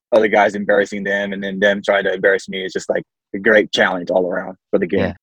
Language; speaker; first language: English; early bilingual, other home language; Samoan